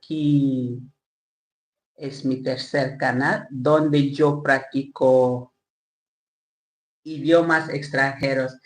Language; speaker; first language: Spanish; non-native, learner; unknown